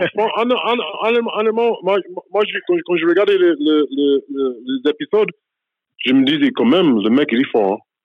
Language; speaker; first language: French; non-native, fluent; English